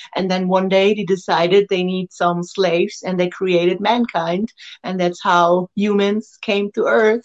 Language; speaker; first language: English; non-native, fluent; German